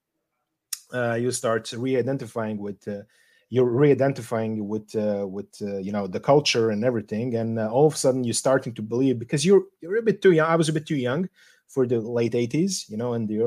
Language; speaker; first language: English; non-native, fluent; Serbian